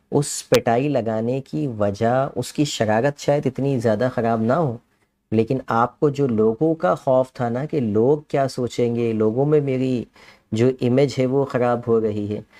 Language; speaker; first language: Urdu; native; Urdu